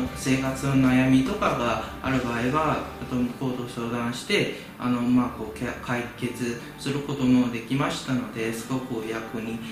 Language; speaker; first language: Japanese; non-native, fluent; Chinese